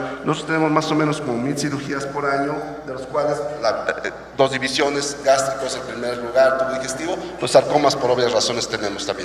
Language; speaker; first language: Spanish; native; Spanish